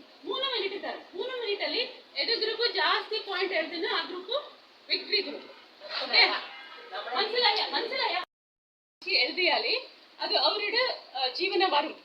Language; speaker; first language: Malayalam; non-native, learner; Kannada